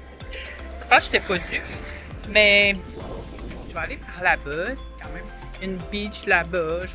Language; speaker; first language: French; native; French